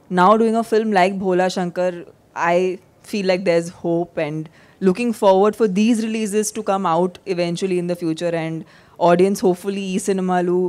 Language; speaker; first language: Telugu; non-native, fluent; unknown